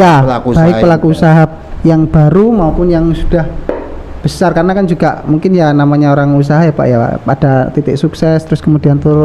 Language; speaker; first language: Indonesian; native; Indonesian